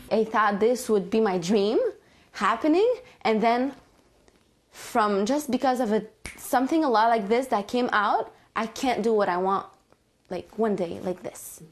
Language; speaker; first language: English; native; English